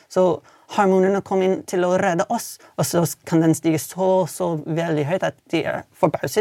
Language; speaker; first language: Swedish; non-native, fluent; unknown